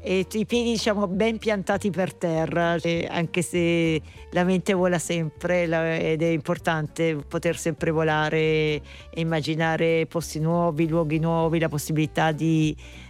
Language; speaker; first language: Italian; native; Italian